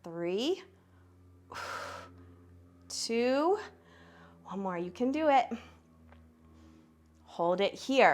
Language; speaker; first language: English; native; English